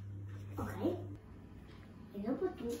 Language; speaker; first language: Italian; early bilingual, heritage; Italian